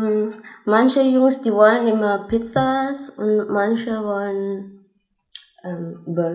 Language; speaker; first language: German; non-native, fluent; Indonesian